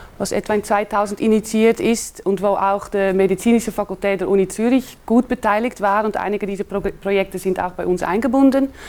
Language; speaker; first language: German; non-native, fluent; Dutch